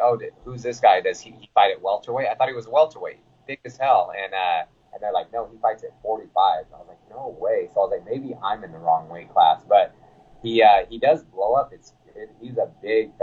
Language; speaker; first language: English; native; English